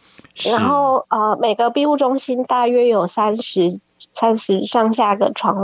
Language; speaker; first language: Chinese; native; Chinese